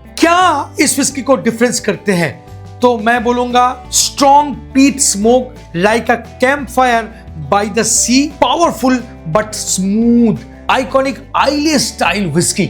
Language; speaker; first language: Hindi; non-native, local second language; Bangla